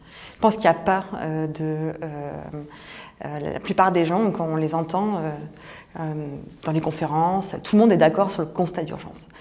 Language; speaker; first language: French; native; French